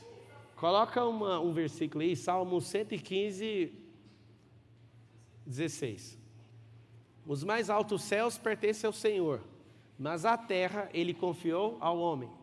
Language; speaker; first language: Portuguese; native; Portuguese